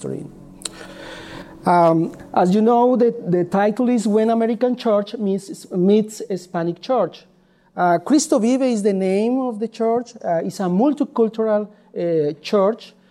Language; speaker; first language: English; non-native, learner; Spanish